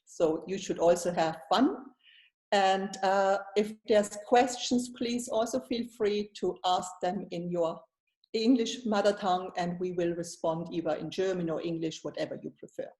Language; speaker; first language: English; non-native, fluent; German